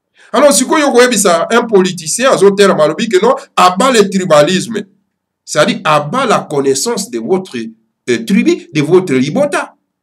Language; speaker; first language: French; non-native, local second language; Lingala